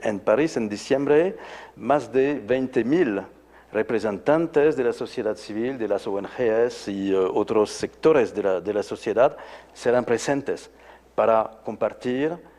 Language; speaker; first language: Spanish; non-native, fluent; French